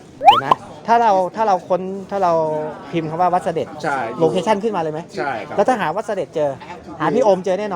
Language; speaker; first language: Thai; native; Thai